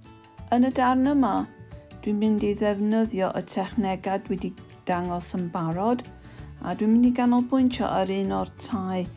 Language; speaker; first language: Welsh; non-native, local second language; English